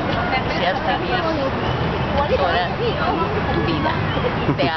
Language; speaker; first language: Spanish; native; Spanish